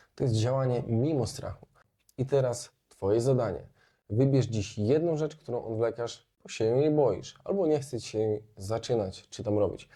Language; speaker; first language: Polish; native; Polish